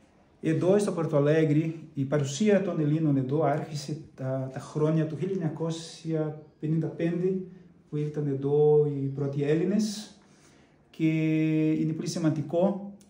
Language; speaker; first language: Greek; non-native, fluent; Portuguese